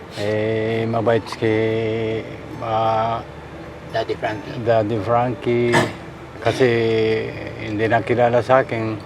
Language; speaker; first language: Filipino; non-native, learner; Japanese